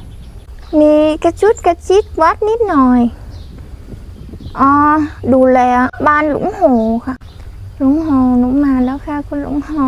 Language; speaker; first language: Thai; non-native, learner; Vietnamese